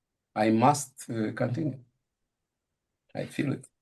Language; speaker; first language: English; non-native, learner; Russian